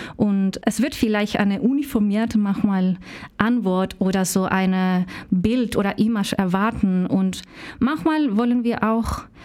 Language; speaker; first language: German; non-native, fluent; Spanish